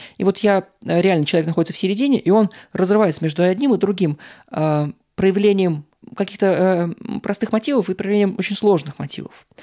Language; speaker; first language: Russian; native; Russian